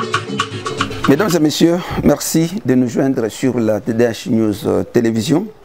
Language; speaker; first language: French; non-native, local second language; Luba-Lulua